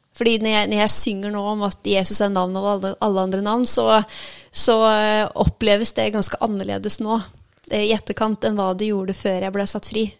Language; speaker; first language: Norwegian; native; Norwegian